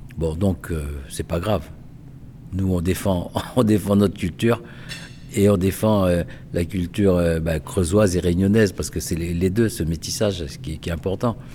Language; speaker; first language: French; non-native, local second language; Réunion Creole French